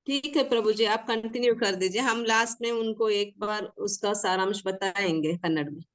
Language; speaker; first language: Hindi; non-native, local second language; Kannada